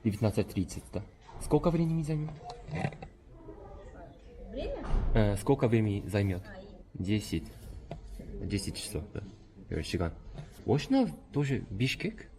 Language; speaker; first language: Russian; non-native, learner; Korean